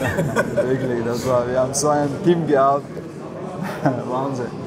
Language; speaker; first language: German; non-native, learner; Chechen